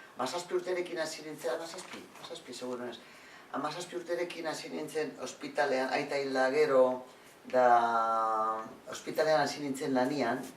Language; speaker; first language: Basque; non-native, local second language; Spanish